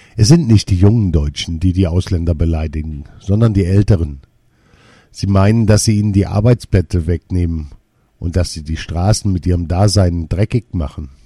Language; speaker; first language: German; early bilingual, other home language; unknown